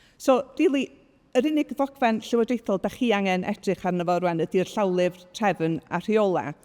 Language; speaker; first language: Welsh; native; Welsh